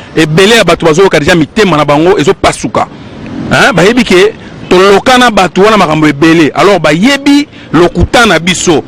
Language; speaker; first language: Lingala; native; Lingala